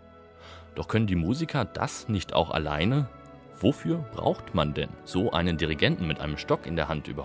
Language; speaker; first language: German; native; German